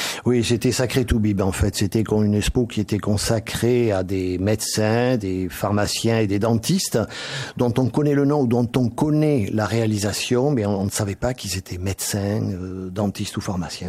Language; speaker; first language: French; native; French